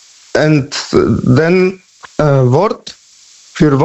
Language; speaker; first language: German; non-native, learner; Polish